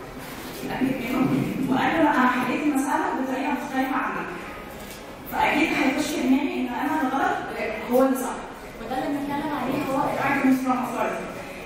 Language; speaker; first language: Arabic; native; Arabic